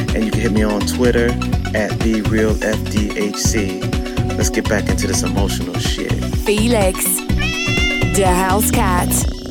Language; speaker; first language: English; native; English